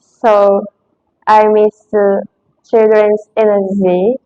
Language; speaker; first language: English; non-native, learner; Japanese